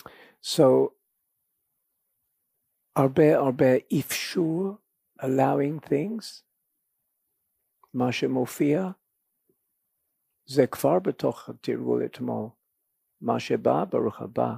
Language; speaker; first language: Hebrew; non-native, fluent; English